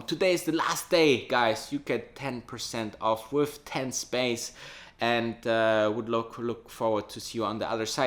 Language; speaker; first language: English; non-native, fluent; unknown